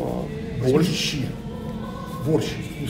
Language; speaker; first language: Russian; native; Russian